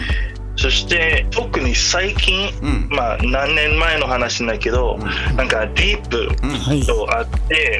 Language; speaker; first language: Japanese; non-native, fluent; English